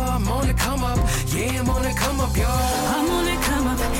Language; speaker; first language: Italian; native; Italian